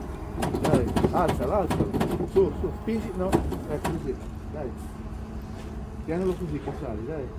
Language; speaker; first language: Italian; native; Italian